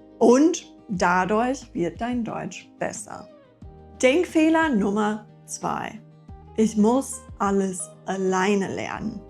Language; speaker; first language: German; non-native, fluent; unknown